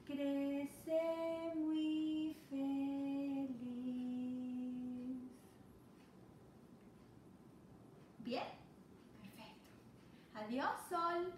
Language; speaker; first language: Spanish; non-native, fluent; English